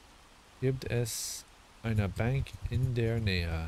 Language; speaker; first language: German; non-native, learner; English